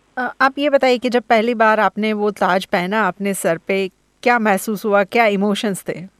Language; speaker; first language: Hindi; native; Hindi